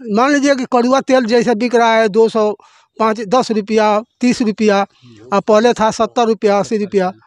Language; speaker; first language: Hindi; native; Hindi